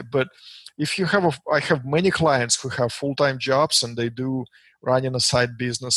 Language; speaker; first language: English; non-native, fluent; Russian